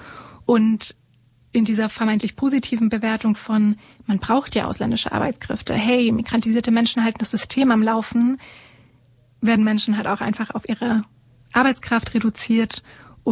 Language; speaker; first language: German; native; German